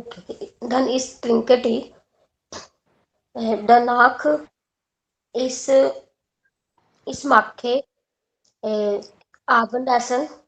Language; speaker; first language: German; non-native, learner; Hindi